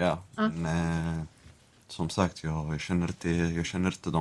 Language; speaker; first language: Swedish; non-native, fluent; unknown